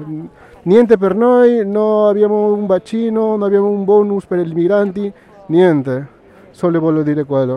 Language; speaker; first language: Italian; non-native, learner; Spanish